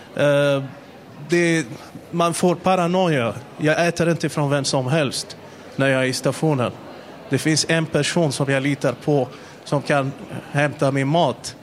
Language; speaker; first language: Swedish; non-native, fluent; Arabic